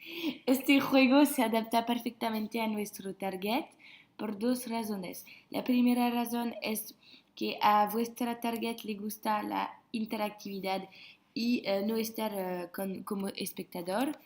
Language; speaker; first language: Spanish; non-native, learner; French